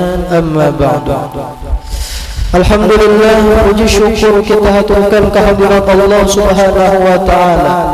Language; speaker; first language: Indonesian; non-native, local second language; Banjar